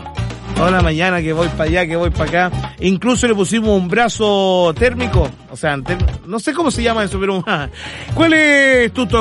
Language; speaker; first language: Spanish; native; Spanish